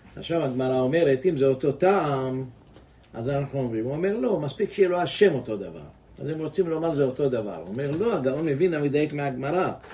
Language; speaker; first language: Hebrew; native; Hebrew